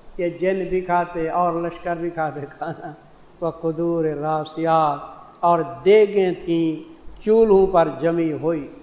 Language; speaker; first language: Urdu; non-native, local second language; Saraiki